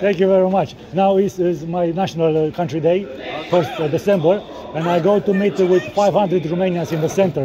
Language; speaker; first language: English; non-native, learner; Romanian